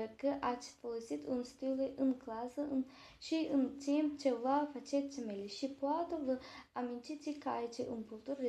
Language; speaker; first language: Romanian; non-native, learner; Azerbaijani